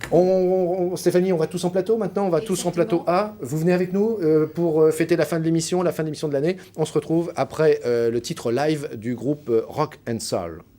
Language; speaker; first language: French; native; French